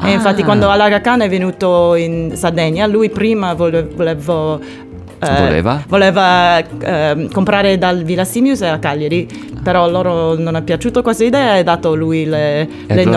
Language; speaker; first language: Italian; non-native, learner; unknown